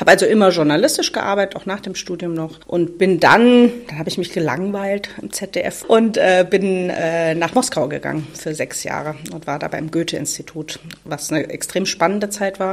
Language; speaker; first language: German; native; German